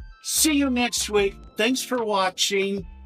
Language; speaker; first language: English; native; English